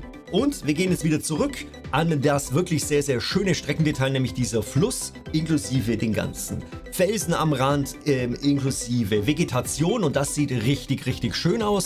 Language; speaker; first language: German; native; German